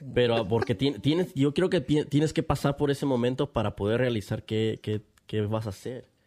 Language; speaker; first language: Spanish; early bilingual, heritage; Spanish